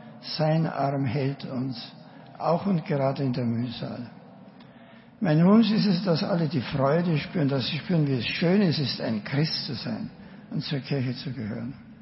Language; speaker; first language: German; native; German